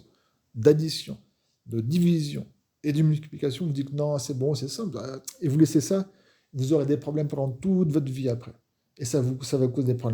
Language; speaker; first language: French; non-native, fluent; Arabic